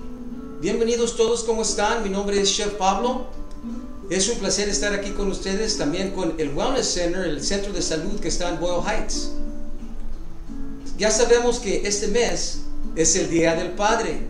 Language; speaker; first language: Spanish; early bilingual, other home language; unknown